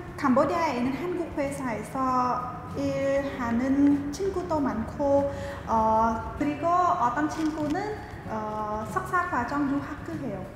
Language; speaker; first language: Korean; non-native, fluent; Khmer